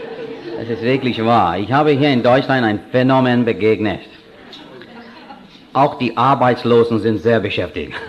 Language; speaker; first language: German; non-native, fluent; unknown